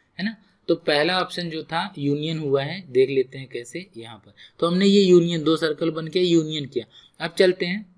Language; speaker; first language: Hindi; native; Hindi